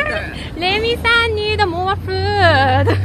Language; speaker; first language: English; non-native, learner; Japanese